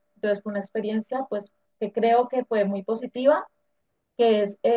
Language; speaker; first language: Spanish; native; Spanish